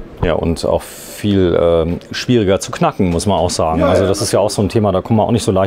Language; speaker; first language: German; native; German